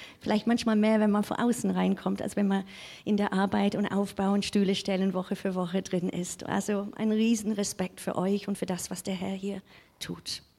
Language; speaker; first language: German; non-native, fluent; English